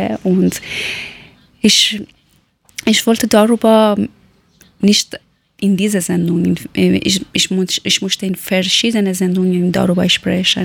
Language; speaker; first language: German; non-native, learner; Persian